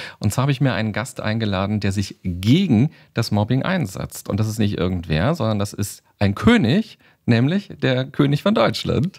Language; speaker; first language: German; native; German